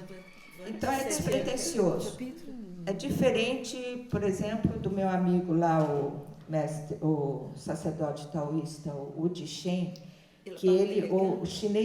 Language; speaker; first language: Portuguese; early bilingual, other home language; Chinese